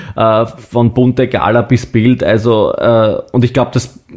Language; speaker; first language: German; native; German